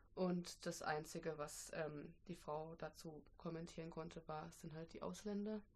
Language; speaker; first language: German; early bilingual, other home language; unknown